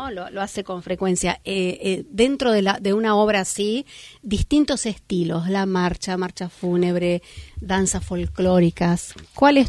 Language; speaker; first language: Spanish; native; Spanish